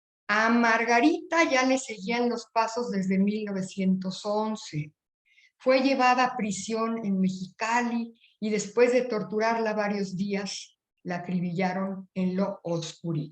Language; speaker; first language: Spanish; native; Spanish